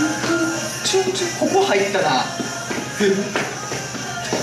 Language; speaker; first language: Japanese; native; Japanese